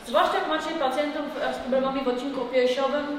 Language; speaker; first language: Polish; native; Polish